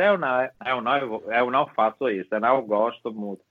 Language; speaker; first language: Portuguese; non-native, fluent; Italian